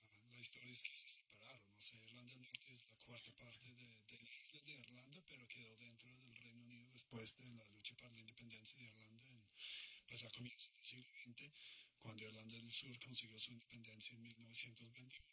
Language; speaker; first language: Spanish; non-native, fluent; English